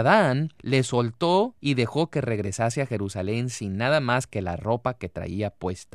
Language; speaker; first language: Spanish; native; Spanish